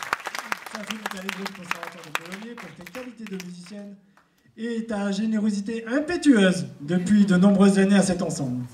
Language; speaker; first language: French; native; French